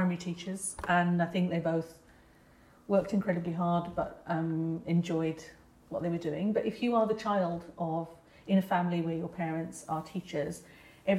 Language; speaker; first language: English; native; English